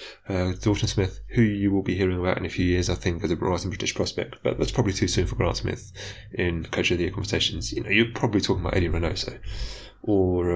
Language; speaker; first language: English; native; English